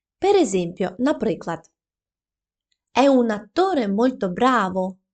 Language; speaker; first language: Italian; non-native, fluent; Ukrainian